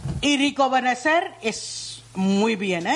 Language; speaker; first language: Spanish; non-native, learner; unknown